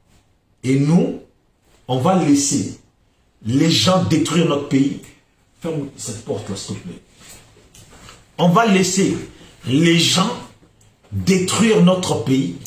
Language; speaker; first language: French; native; French